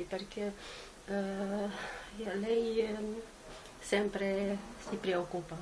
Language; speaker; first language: Italian; non-native, learner; Romanian